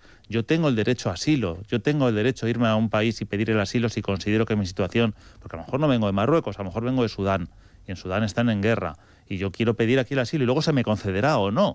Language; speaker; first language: Spanish; native; Spanish